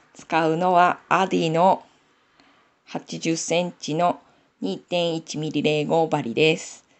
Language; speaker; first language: Japanese; native; Japanese